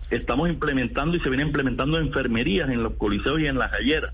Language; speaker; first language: Spanish; native; Spanish